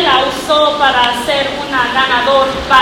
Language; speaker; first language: Spanish; non-native, learner; English